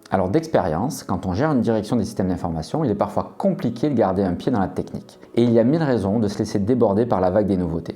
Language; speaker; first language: French; native; French